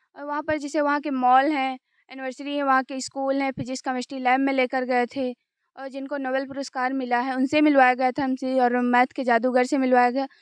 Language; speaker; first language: Hindi; native; Hindi